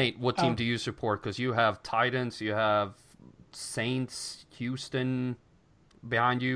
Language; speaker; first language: English; non-native, fluent; Swedish